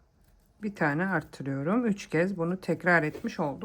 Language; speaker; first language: Turkish; native; Turkish